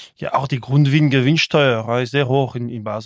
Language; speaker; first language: German; non-native, local second language; French